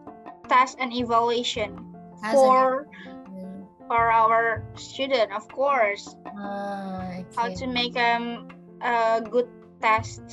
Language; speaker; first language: English; non-native, learner; Indonesian